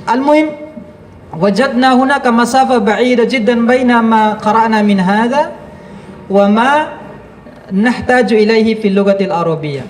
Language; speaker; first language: Arabic; non-native, fluent; Indonesian